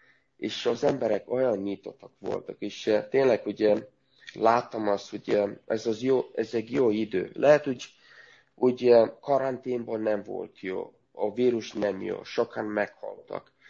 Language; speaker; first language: Hungarian; non-native, learner; Romanian